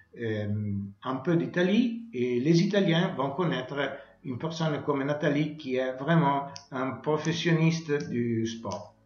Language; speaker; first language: French; non-native, learner; Italian